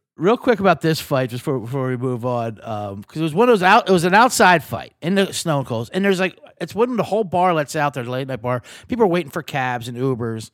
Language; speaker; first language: English; native; English